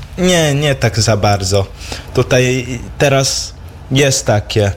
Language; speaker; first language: Polish; early bilingual, heritage; English